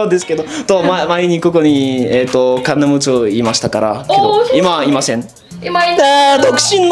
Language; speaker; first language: Japanese; non-native, learner; French